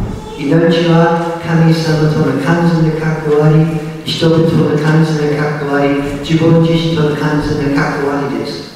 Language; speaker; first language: Japanese; non-native, learner; English